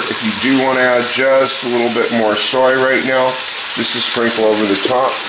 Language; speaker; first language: English; native; English